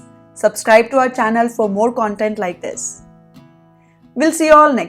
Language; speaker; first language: English; non-native, local second language; Hindi